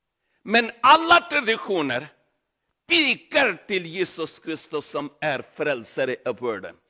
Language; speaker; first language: Swedish; non-native, learner; Urdu